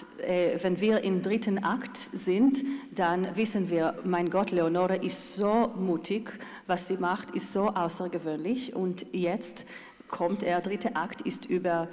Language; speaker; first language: German; non-native, fluent; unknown